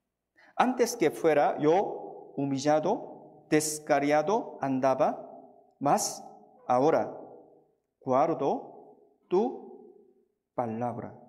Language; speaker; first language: Spanish; non-native, fluent; Korean